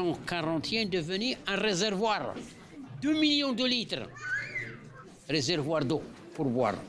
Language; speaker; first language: French; non-native, learner; Arabic